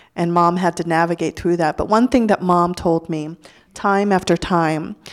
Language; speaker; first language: English; early bilingual, other home language; Lao